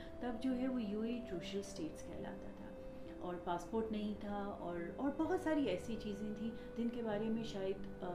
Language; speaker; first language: Urdu; native; Urdu